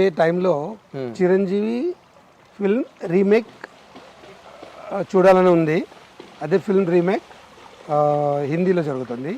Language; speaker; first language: Telugu; non-native, learner; Marathi